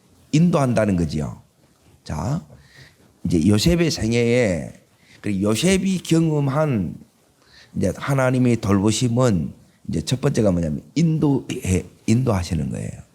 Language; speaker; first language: Korean; native; Korean